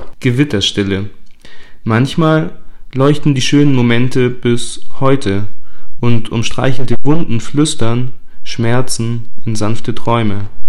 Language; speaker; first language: German; native; German